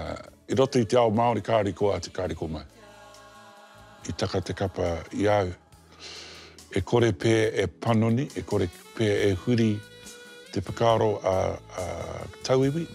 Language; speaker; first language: Māori; non-native, local second language; English